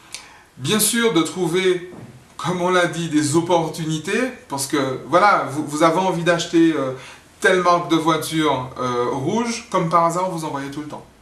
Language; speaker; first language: French; native; French